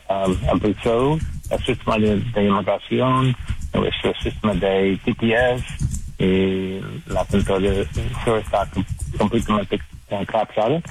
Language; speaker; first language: Spanish; non-native, learner; English